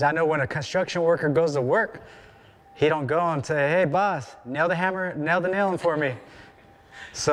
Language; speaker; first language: English; native; English